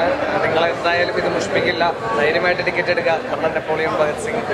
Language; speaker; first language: Malayalam; native; Malayalam